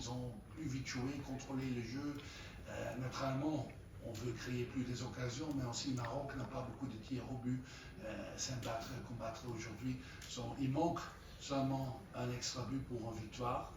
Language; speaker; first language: French; non-native, fluent; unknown